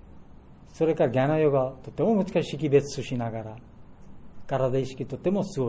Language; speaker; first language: Japanese; non-native, fluent; Bangla